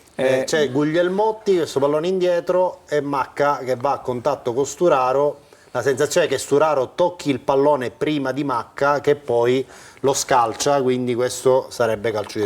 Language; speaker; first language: Italian; native; Italian